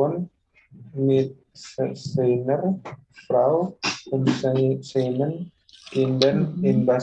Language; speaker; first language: German; non-native, learner; Indonesian